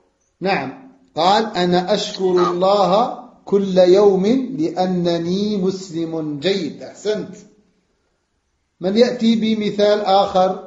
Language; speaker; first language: Arabic; non-native, fluent; French